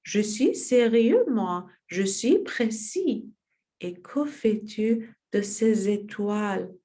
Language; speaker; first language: French; non-native, learner; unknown